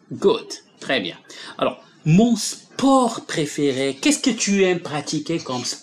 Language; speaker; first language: French; non-native, local second language; Arabic